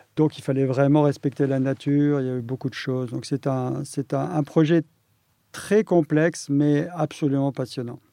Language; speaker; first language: French; native; French